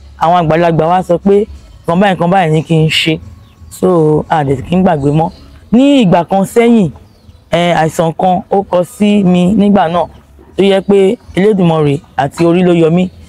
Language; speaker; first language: Yoruba; native; Yoruba